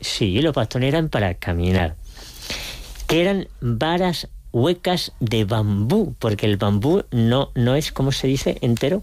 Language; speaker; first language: Spanish; native; Spanish